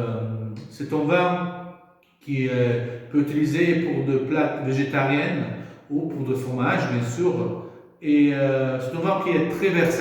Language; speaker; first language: French; non-native, fluent; Italian